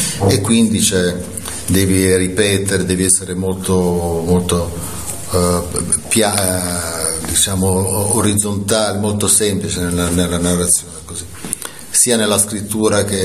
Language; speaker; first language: Italian; native; Italian